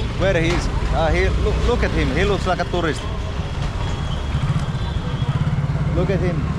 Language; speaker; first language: English; non-native, fluent; Finnish